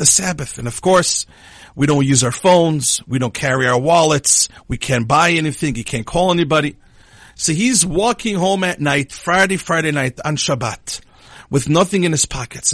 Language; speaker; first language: English; non-native, fluent; Hebrew